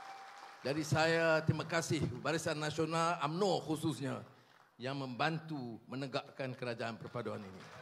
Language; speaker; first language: Malay; native; Malay